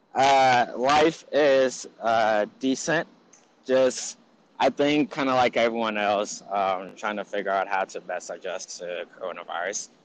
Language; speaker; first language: English; early bilingual, other home language; Akan